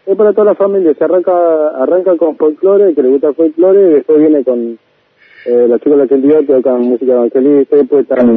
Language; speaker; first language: Spanish; native; Spanish